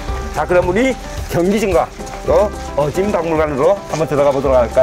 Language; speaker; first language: Korean; native; Korean